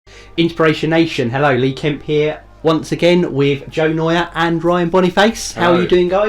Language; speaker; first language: English; native; English